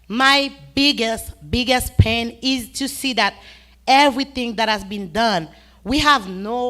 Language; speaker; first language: English; non-native, fluent; Haitian Creole